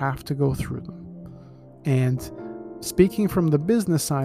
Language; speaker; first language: English; native; English